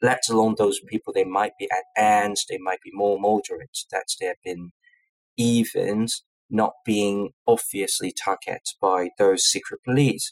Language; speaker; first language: English; non-native, local second language; Cantonese